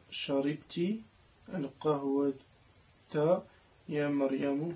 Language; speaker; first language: Arabic; non-native, learner; French